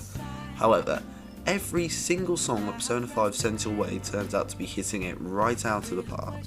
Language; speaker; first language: English; native; English